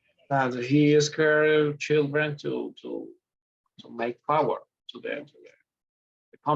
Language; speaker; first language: English; non-native, learner; Spanish